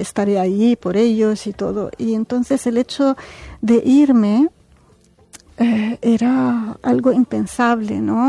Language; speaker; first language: Spanish; non-native, fluent; Arabic